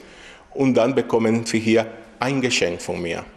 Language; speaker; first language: German; non-native, learner; Spanish